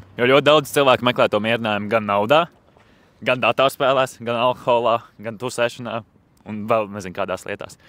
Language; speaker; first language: Latvian; native; Latvian